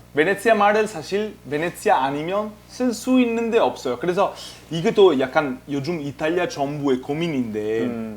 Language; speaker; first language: Korean; non-native, fluent; Venetian